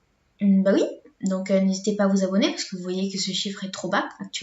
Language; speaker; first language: French; native; French